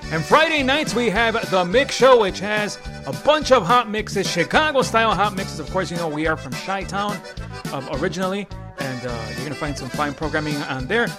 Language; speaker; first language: English; early bilingual, other home language; Spanish